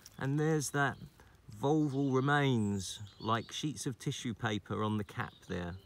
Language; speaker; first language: English; native; English